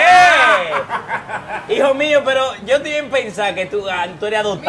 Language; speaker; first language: Spanish; native; Spanish